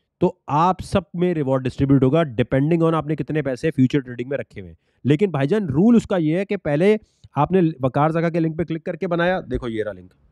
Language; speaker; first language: Urdu; native; Urdu